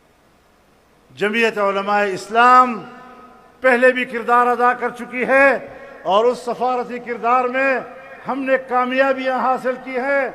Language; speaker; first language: Urdu; non-native, local second language; Pashto